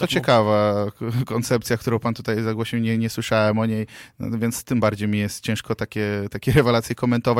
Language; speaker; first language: Polish; native; Polish